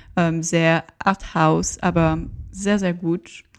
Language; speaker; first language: German; non-native, learner; French